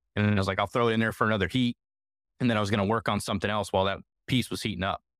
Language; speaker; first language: English; native; English